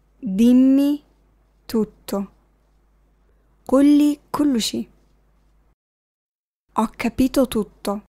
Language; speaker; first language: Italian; non-native, fluent; Arabic